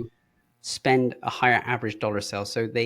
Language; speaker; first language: English; native; English